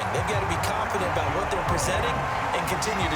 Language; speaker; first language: English; native; English